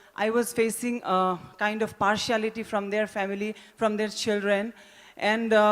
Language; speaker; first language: English; non-native, local second language; Hindi